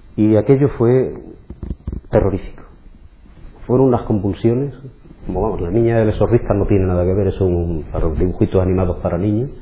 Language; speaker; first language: Spanish; native; Spanish